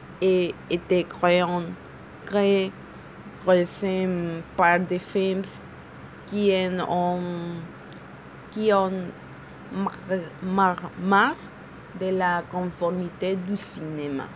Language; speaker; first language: French; non-native, learner; Spanish